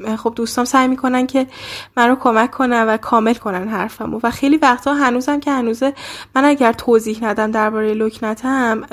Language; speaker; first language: Persian; native; Persian